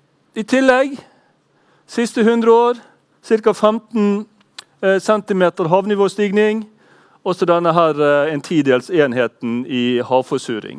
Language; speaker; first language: Norwegian; native; Norwegian